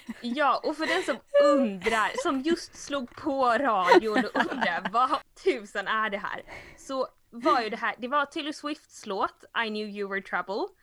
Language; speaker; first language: Swedish; native; Swedish